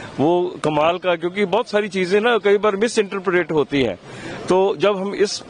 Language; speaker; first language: Urdu; non-native, local second language; Punjabi